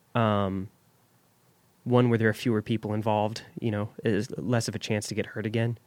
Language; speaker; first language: English; native; English